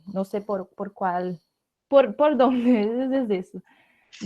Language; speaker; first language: Spanish; non-native, learner; Portuguese